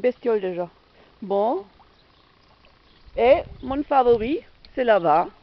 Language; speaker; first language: French; non-native, learner; German